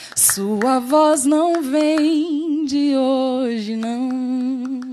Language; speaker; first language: Portuguese; native; Portuguese